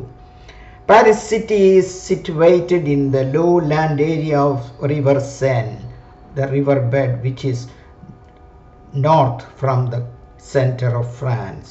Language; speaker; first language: English; non-native, local second language; Malayalam